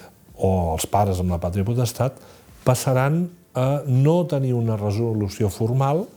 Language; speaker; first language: Catalan; native; Catalan